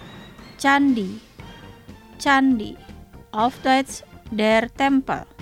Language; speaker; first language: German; non-native, fluent; Indonesian